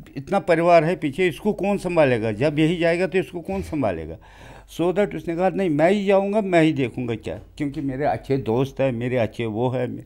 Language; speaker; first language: Hindi; non-native, local second language; Kashmiri